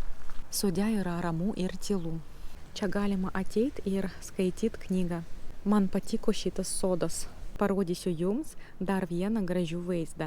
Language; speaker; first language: Lithuanian; non-native, learner; Russian